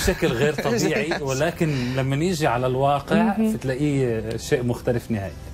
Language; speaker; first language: Arabic; native; Arabic